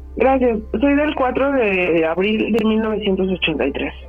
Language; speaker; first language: Spanish; native; Spanish